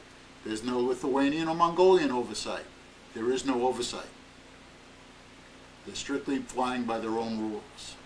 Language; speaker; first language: English; native; English